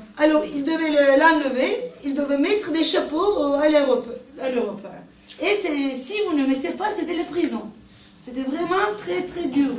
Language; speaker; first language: French; non-native, fluent; Turkish